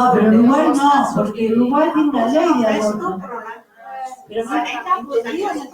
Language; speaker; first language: Spanish; native; Spanish